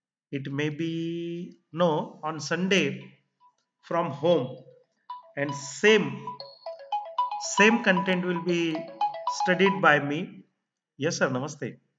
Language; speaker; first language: English; non-native, local second language; Marathi